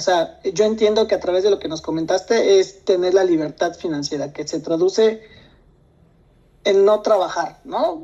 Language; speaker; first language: Spanish; native; Spanish